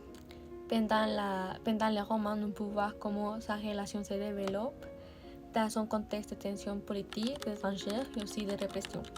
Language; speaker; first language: French; non-native, learner; Spanish